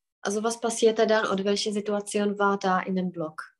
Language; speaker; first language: German; non-native, fluent; Czech